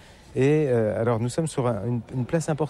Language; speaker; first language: French; native; French